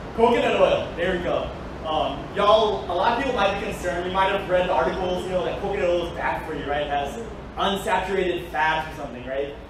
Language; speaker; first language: English; native; English